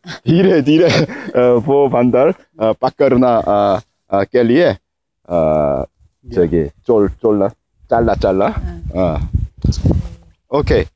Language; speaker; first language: Hindi; non-native, learner; Korean